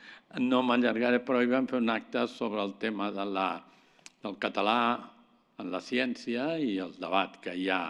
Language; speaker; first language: Catalan; native; Catalan